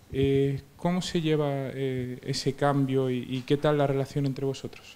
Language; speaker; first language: Spanish; native; Spanish